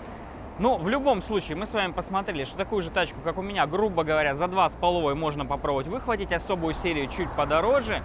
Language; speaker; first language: Russian; native; Russian